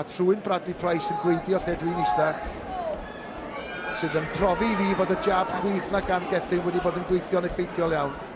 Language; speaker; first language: Welsh; native; Welsh